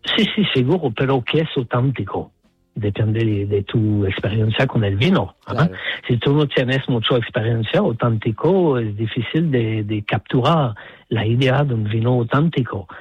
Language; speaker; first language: Spanish; non-native, fluent; French